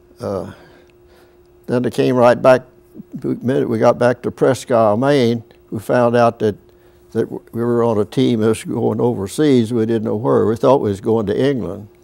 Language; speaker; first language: English; native; English